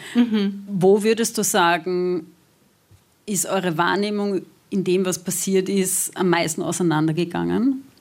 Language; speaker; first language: German; native; German